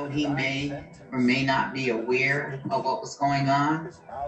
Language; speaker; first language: English; native; English